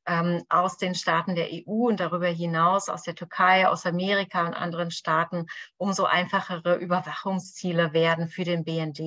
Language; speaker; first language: German; native; German